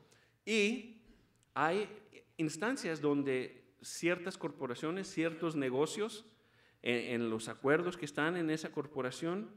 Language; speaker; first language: Spanish; early bilingual, heritage; Spanish